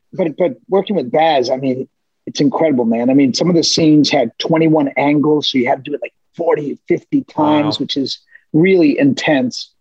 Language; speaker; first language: English; early bilingual, other home language; Spanish